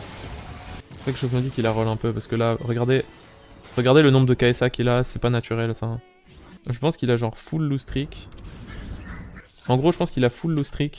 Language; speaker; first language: French; native; French